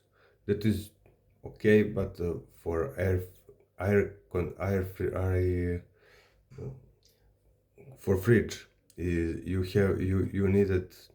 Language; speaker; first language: English; non-native, learner; Serbian